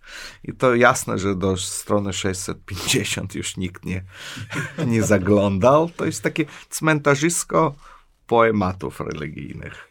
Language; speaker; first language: Polish; non-native, fluent; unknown